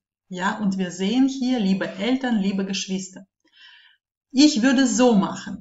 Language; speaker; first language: German; non-native, fluent; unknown